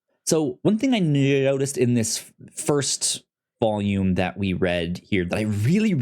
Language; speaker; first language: English; native; English